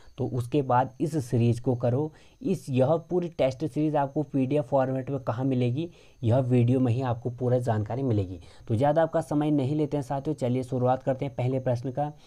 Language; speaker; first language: Hindi; native; Hindi